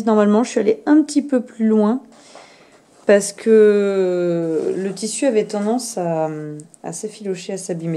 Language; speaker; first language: French; native; French